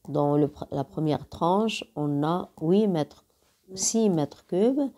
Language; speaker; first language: French; non-native, local second language; Arabic